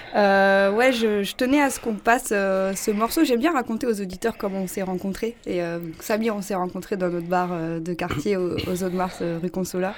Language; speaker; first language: French; native; French